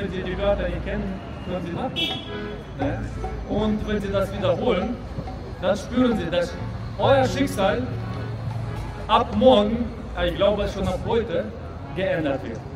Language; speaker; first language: German; non-native, fluent; Russian